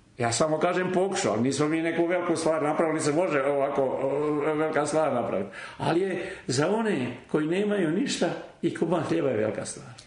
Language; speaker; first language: Serbian; native; Serbian